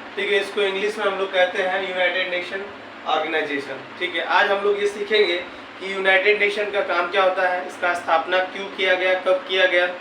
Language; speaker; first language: Hindi; native; Hindi